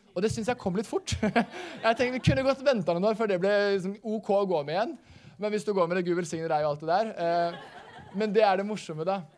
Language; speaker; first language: Norwegian; native; Norwegian